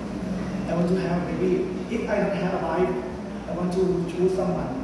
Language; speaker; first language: English; non-native, learner; Thai